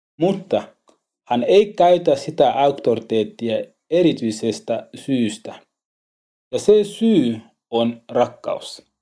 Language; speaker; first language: Finnish; non-native, learner; Swahili